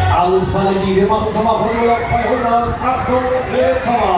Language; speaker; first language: German; native; German